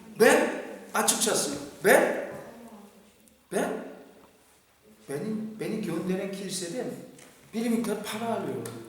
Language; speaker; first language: Turkish; non-native, fluent; Korean